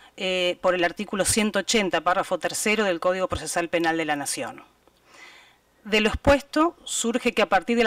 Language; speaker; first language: Spanish; native; Spanish